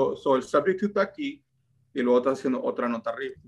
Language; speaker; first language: Spanish; early bilingual, heritage; Spanish